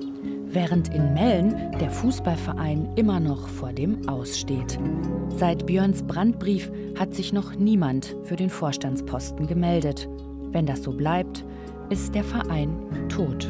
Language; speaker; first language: German; native; German